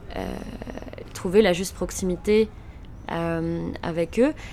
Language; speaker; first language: French; native; French